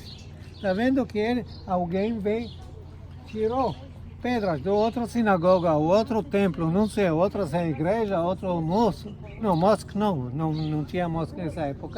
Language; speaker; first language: Portuguese; non-native, fluent; Hebrew